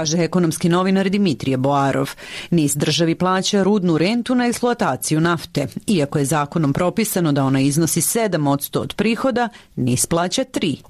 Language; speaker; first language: Serbian; native; Serbian